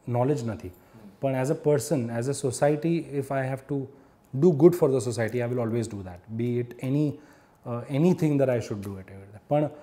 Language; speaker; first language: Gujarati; native; Gujarati